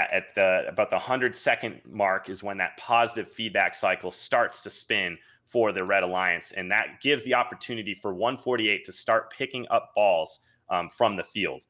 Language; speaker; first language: English; native; English